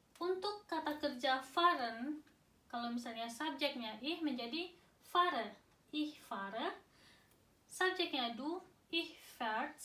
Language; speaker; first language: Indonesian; native; Indonesian